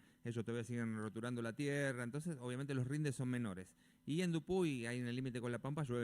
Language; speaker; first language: Spanish; native; Spanish